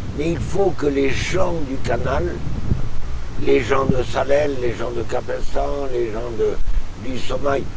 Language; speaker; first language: French; native; French